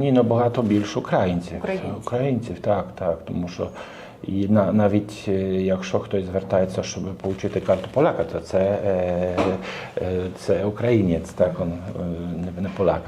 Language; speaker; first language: Ukrainian; non-native, learner; Polish